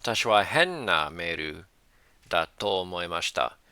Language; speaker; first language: Japanese; non-native, learner; English